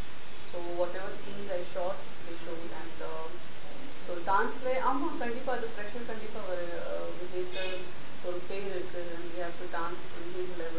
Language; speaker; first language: Tamil; non-native, learner; Gujarati